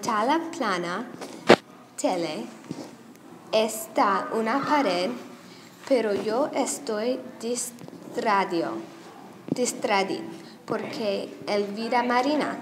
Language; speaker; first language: Spanish; non-native, learner; English